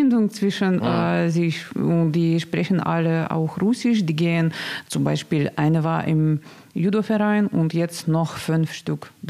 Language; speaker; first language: German; non-native, learner; Russian